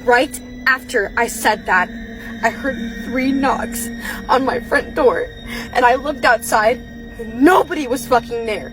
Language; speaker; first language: English; native; English